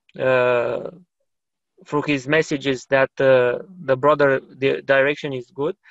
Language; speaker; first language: English; non-native, fluent; Romanian